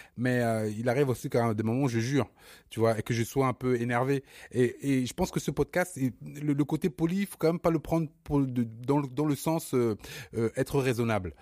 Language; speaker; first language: French; early bilingual, other home language; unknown